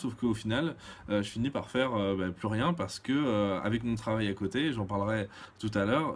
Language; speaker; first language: French; native; French